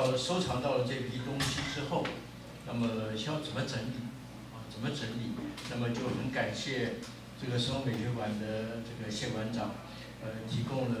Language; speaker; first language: Chinese; native; Chinese